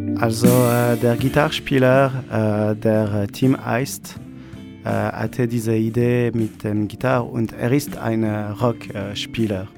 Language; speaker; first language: German; non-native, learner; Italian